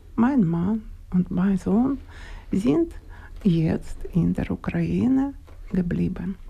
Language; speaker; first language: German; non-native, learner; Russian